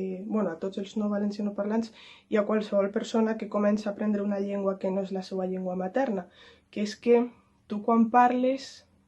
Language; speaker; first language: Catalan; non-native, local second language; Spanish